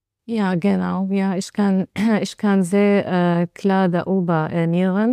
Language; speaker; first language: German; non-native, learner; Arabic